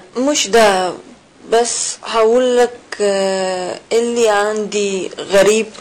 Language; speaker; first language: Arabic; non-native, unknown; Russian